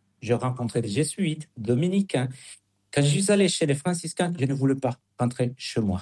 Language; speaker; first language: French; non-native, fluent; Spanish